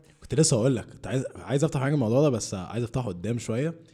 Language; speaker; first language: Arabic; early bilingual, heritage; Arabic